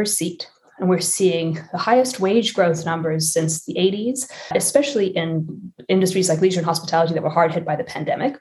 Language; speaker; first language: English; native; English